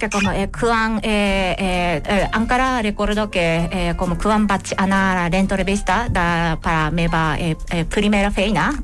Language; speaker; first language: Catalan; non-native, learner; Japanese